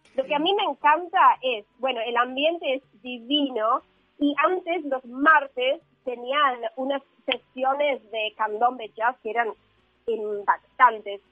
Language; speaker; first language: Spanish; non-native, fluent; English